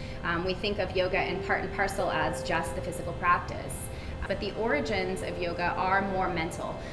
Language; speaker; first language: English; native; English